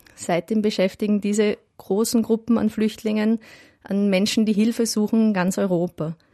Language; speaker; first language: German; native; German